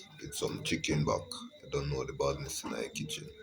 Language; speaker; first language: English; non-native, local second language; Jamaican Creole English